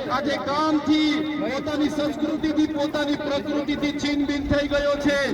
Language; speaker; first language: Gujarati; non-native, local second language; Vasavi